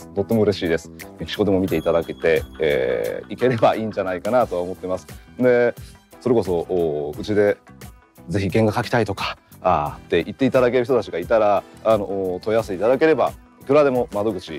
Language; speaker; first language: Japanese; native; Japanese